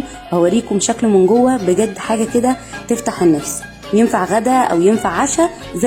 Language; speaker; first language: Arabic; native; Arabic